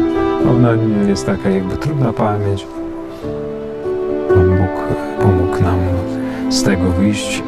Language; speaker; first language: Polish; non-native, fluent; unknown